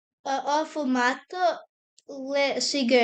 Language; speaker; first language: Italian; non-native, learner; Serbian